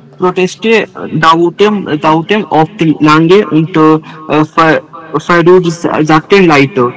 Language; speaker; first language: German; non-native, learner; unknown